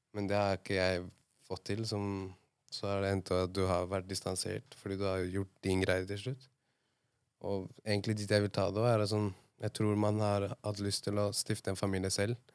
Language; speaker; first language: Norwegian; native; Norwegian